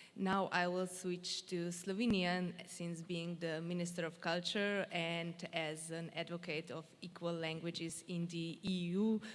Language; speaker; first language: English; non-native, fluent; Slovenian